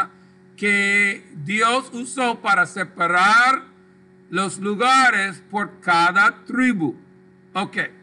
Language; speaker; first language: Spanish; non-native, local second language; English